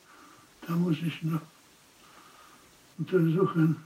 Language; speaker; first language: German; non-native, fluent; Polish